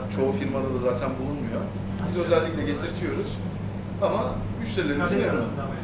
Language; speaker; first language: Turkish; native; Turkish